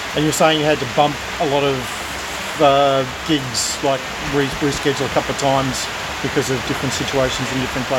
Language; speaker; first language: English; native; English